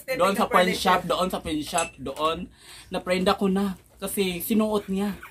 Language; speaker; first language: Filipino; non-native, fluent; Cebuano